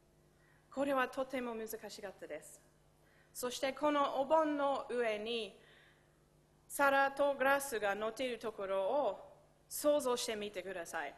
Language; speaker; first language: Japanese; non-native, fluent; English